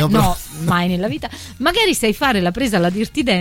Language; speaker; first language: Italian; native; Italian